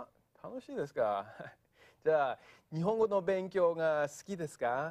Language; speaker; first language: Japanese; non-native, fluent; English